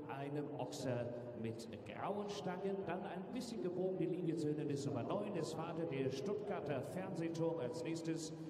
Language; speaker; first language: German; native; German